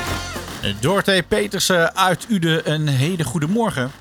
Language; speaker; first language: Dutch; native; Dutch